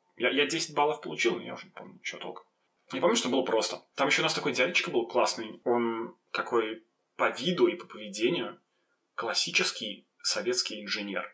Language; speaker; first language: Russian; native; Russian